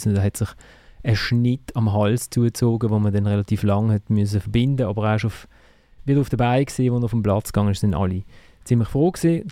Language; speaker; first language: German; native; German